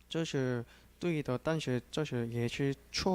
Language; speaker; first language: Chinese; non-native, learner; Korean